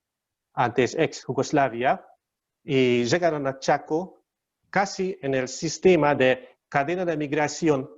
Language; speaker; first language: Spanish; non-native, learner; Hungarian